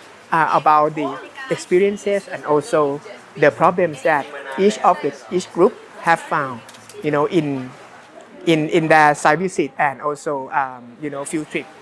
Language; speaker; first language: English; non-native, fluent; Thai